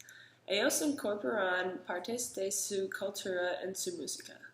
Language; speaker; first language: Spanish; non-native, learner; English